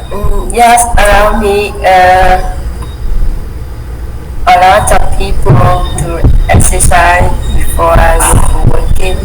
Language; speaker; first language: English; non-native, learner; Vietnamese